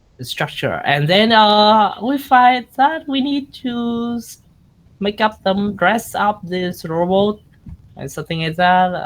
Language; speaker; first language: English; non-native, learner; Vietnamese